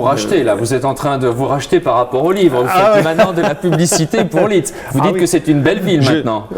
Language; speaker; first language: French; native; French